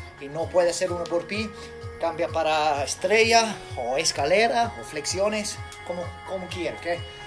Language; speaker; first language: Spanish; non-native, learner; English